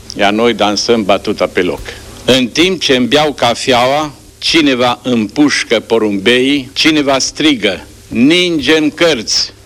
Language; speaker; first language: Romanian; native; Romanian